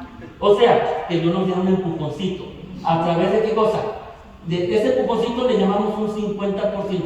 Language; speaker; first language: Spanish; native; Spanish